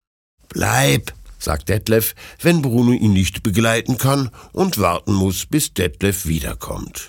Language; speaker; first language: German; native; German